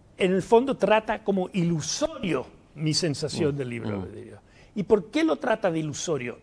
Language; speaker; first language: Spanish; early bilingual, heritage; Spanish